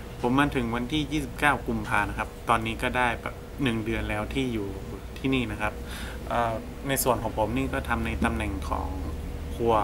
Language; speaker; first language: Thai; native; Thai